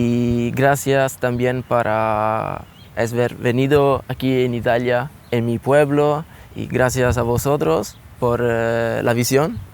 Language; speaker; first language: Spanish; non-native, learner; Italian